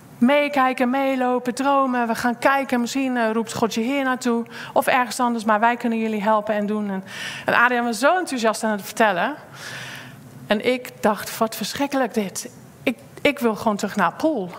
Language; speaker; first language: Dutch; non-native, fluent; English